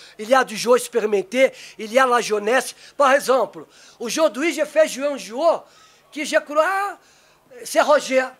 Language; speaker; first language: French; non-native, learner; Portuguese